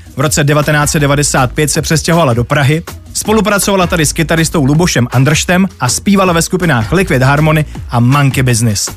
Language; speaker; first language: Czech; native; Czech